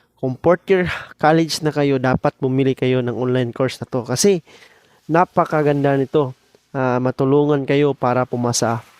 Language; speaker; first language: Filipino; non-native, local second language; Cebuano